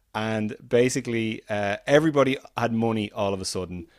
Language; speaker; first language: English; native; English